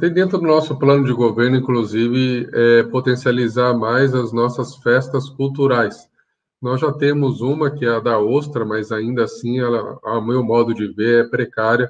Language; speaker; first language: Portuguese; native; Portuguese